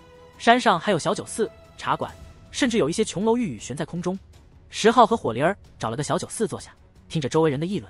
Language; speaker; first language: Chinese; native; Chinese